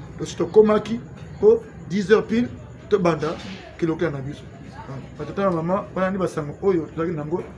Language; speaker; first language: Lingala; non-native, local second language; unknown